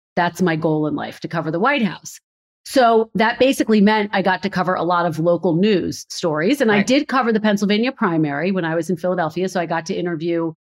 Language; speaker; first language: English; native; English